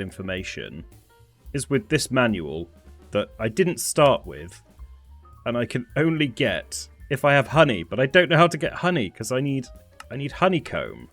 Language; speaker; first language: English; native; English